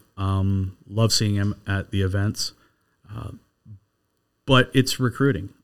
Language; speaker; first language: English; native; English